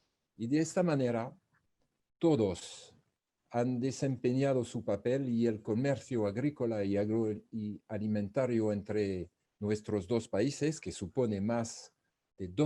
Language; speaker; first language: Spanish; non-native, fluent; French